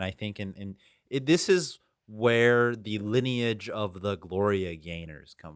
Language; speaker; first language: English; native; English